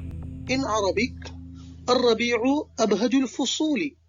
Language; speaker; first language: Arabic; non-native, fluent; Urdu